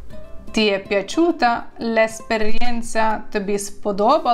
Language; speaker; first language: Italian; non-native, fluent; Ukrainian